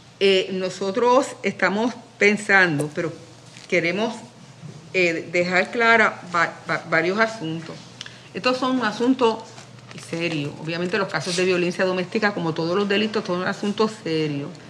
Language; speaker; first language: Spanish; native; Spanish